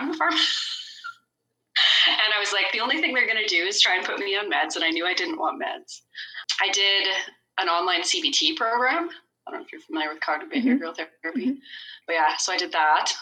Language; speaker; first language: English; native; English